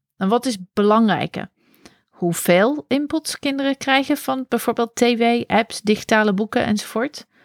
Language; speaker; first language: Dutch; non-native, fluent; English